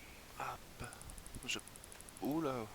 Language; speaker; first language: French; native; French